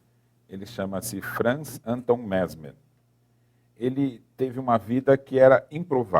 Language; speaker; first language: Portuguese; native; Portuguese